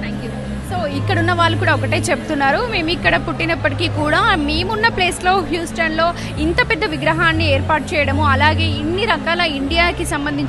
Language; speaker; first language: Telugu; native; Telugu